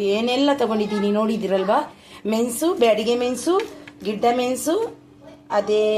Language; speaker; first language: Kannada; non-native, local second language; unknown